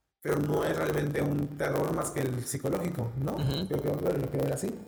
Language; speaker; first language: Spanish; native; Spanish